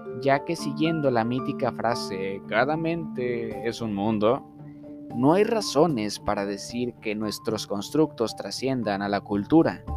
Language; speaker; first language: Spanish; native; Spanish